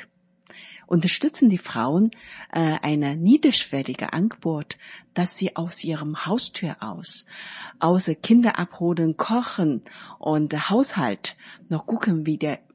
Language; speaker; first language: German; non-native, learner; Chinese